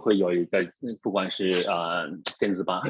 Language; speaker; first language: Chinese; native; Chinese